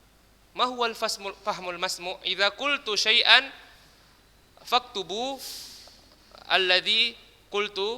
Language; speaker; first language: Arabic; non-native, learner; Indonesian